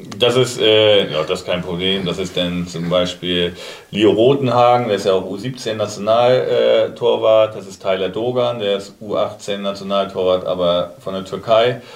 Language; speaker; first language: German; native; German